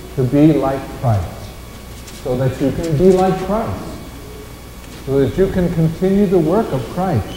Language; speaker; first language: English; native; English